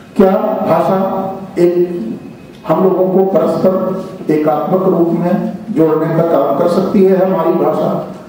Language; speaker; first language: Hindi; native; Hindi